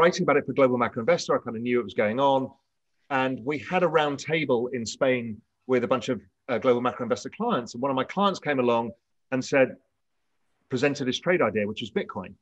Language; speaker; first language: English; native; English